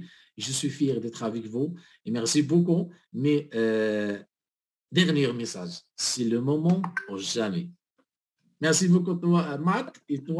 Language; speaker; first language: French; non-native, learner; Arabic